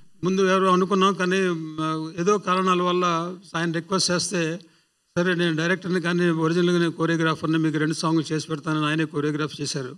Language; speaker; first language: Telugu; native; Telugu